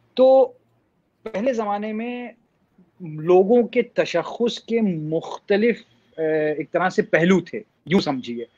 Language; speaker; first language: Urdu; native; Urdu